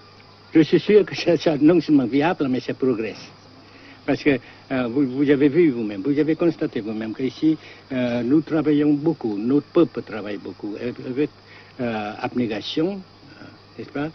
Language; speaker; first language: French; non-native, fluent; Vietnamese